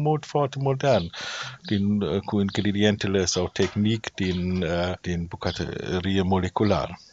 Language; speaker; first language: Romanian; non-native, learner; German